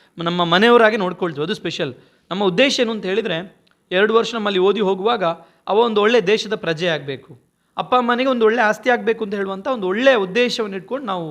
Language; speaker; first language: Kannada; native; Kannada